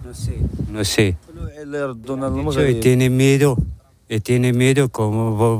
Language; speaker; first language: Spanish; non-native, learner; Arabic